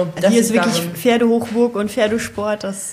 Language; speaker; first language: German; native; German